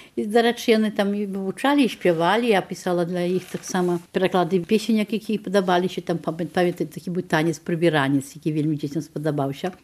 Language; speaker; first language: Belarusian; native; Belarusian